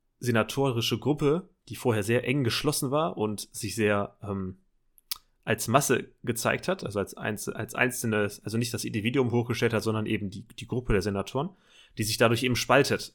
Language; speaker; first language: German; native; German